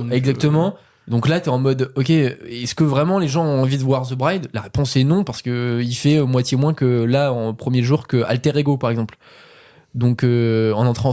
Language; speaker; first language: French; native; French